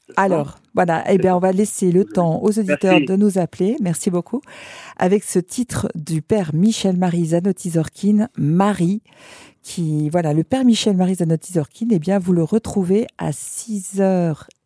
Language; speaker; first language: French; native; French